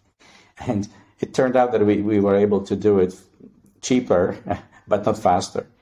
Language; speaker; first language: English; non-native, fluent; Polish